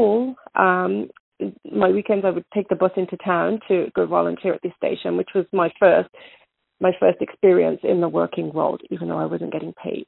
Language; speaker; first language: English; native; English